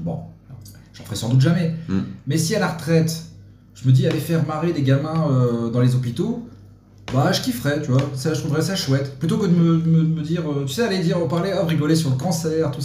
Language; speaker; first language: French; native; French